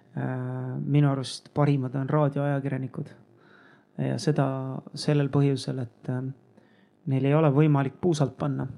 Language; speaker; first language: Estonian; native; Estonian